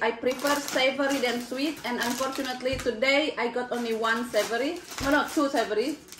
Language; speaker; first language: English; non-native, fluent; Indonesian